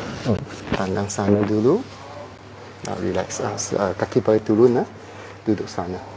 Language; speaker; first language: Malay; non-native, local second language; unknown